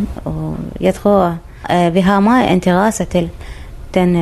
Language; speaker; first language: Danish; non-native, learner; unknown